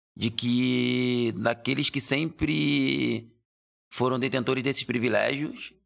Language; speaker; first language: Portuguese; native; Portuguese